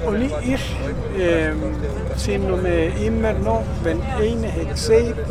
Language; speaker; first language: German; early bilingual, heritage; Spanish